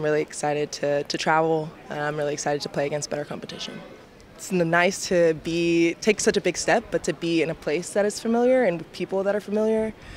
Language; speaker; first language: English; native; English